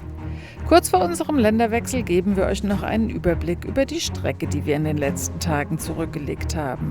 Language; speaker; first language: German; native; German